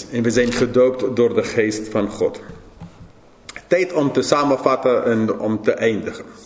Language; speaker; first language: Dutch; non-native, fluent; English